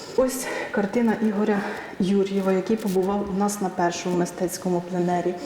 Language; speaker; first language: Ukrainian; native; Ukrainian